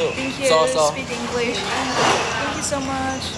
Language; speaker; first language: English; non-native, learner; Burmese